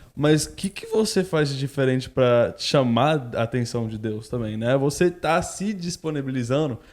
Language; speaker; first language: Portuguese; early bilingual, heritage; Portuguese